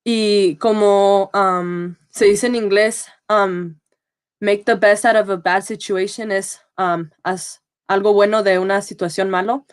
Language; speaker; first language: Spanish; early bilingual, heritage; Spanish